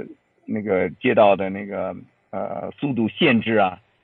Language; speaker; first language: Chinese; native; Chinese